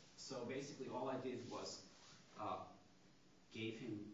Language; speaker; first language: English; native; English